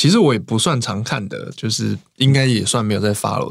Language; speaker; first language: Chinese; native; Chinese